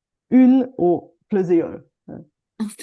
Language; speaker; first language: French; non-native, fluent; Bulgarian